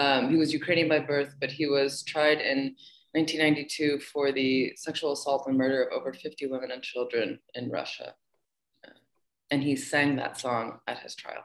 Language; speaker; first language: English; native; English